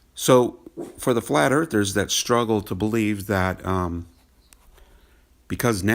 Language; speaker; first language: English; native; English